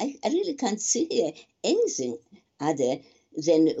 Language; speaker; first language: English; non-native, fluent; Polish